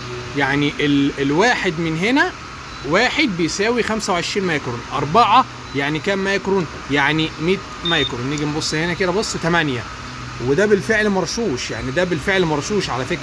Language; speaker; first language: Arabic; native; Arabic